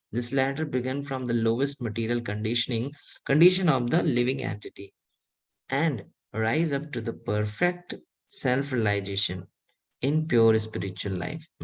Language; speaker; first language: English; non-native, local second language; Hindi